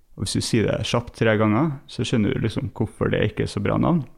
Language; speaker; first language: Norwegian; non-native, fluent; English